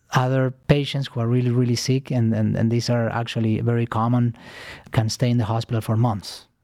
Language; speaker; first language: English; non-native, fluent; Spanish